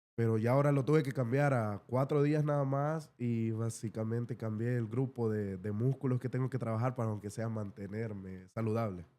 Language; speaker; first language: Spanish; native; Spanish